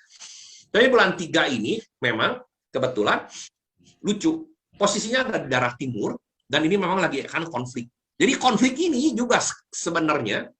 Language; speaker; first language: Indonesian; native; Indonesian